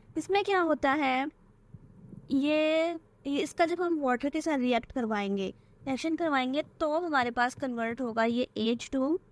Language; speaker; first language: Hindi; native; Hindi